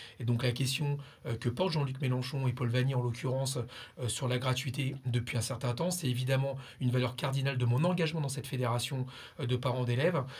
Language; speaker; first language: French; early bilingual, other home language; Spanish